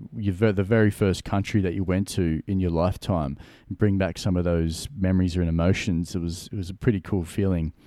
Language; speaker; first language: English; native; English